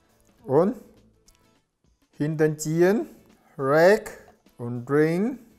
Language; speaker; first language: German; non-native, learner; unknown